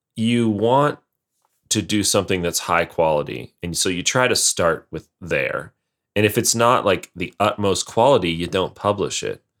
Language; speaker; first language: English; native; English